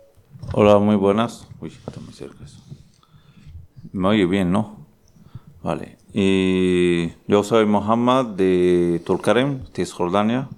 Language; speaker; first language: Spanish; non-native, learner; Arabic